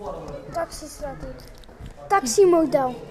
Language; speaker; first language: Dutch; early bilingual, other home language; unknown